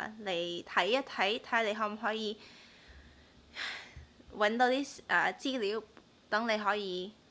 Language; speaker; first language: Cantonese; early bilingual, heritage; Cantonese